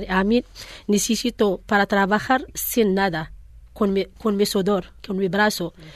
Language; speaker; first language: Spanish; non-native, learner; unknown